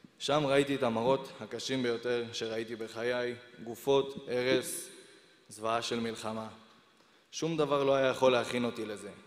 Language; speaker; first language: Hebrew; native; Hebrew